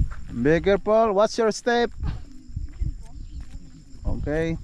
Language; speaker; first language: English; non-native, learner; Filipino